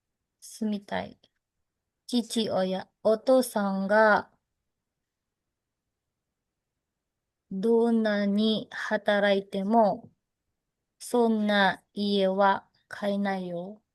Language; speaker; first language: Japanese; non-native, learner; Filipino